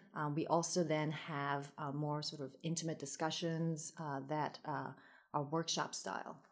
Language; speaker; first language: English; early bilingual, other home language; Min Nan Chinese